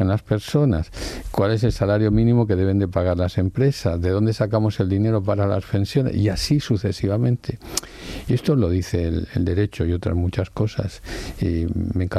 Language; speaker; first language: Spanish; non-native, local second language; Catalan